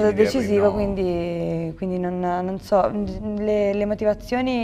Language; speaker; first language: Italian; native; Italian